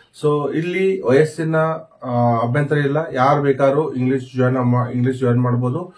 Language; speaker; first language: Kannada; non-native, local second language; Urdu